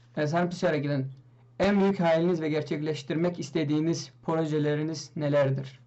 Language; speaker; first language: Turkish; non-native, local second language; Kurdish